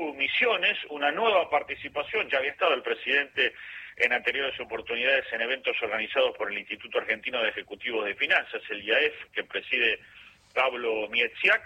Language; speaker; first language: Spanish; native; Spanish